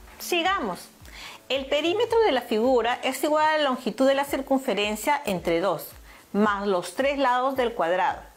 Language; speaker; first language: Spanish; native; Spanish